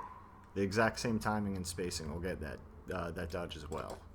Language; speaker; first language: English; native; English